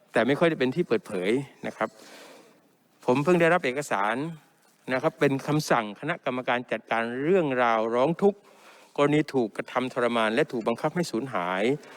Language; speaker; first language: Thai; non-native, local second language; Pattani Malay